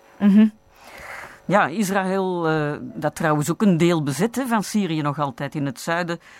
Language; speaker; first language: Dutch; native; Dutch